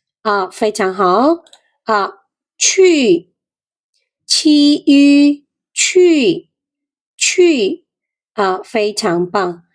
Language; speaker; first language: Chinese; non-native, fluent; Khmer